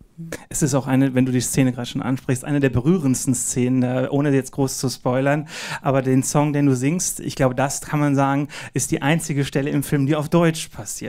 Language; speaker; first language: German; native; German